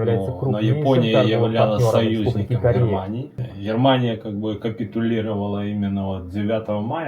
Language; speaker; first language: Russian; native; Russian